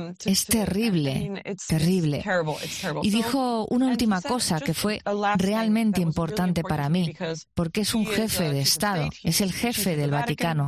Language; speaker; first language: Spanish; non-native, fluent; French